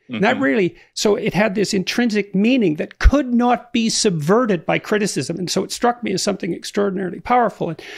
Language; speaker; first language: English; native; English